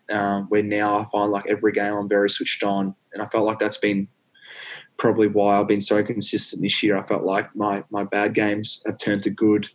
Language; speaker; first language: English; native; English